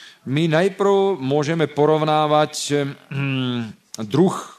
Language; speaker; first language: Slovak; native; Slovak